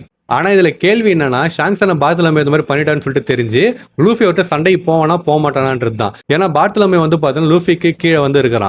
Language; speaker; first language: Tamil; native; Tamil